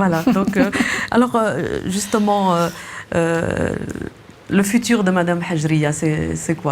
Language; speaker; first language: French; native; French